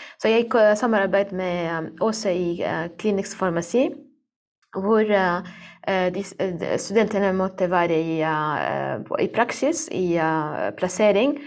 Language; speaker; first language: Norwegian; non-native, learner; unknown